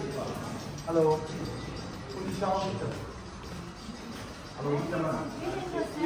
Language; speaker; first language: German; non-native, learner; Arabic